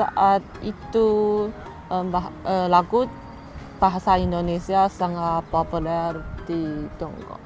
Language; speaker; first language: Indonesian; non-native, learner; Chinese